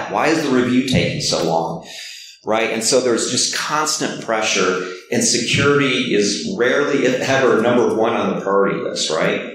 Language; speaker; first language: English; native; English